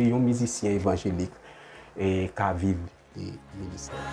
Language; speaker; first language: French; non-native, local second language; Haitian Creole